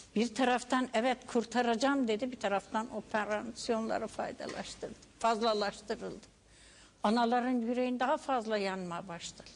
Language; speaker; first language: Turkish; non-native, local second language; Kurdish